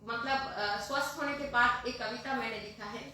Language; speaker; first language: Hindi; non-native, local second language; Bangla